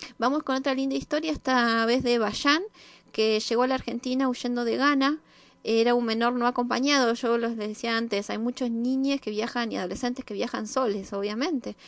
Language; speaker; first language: Spanish; native; Spanish